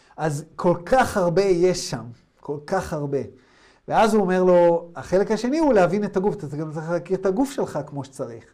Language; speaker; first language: Hebrew; native; Hebrew